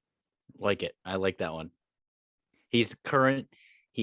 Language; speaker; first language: English; native; English